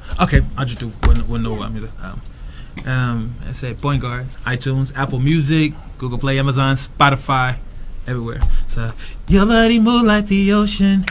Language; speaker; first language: English; early bilingual, other home language; Spanish